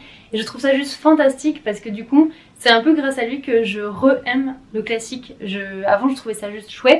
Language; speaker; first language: French; native; French